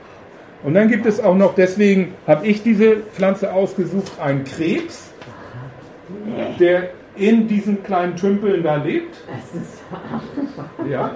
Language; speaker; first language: German; native; German